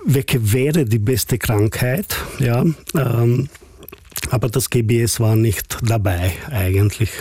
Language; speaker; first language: German; non-native, fluent; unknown